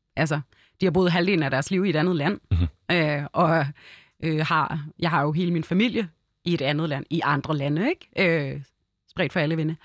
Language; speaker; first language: Danish; early bilingual, other home language; Arabic